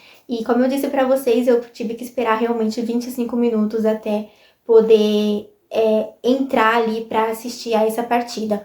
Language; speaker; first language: Portuguese; native; Portuguese